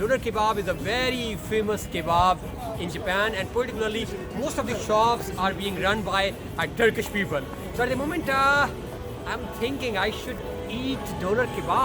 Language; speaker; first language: English; non-native, learner; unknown